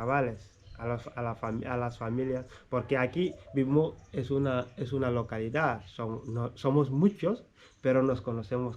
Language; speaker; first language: Spanish; non-native, fluent; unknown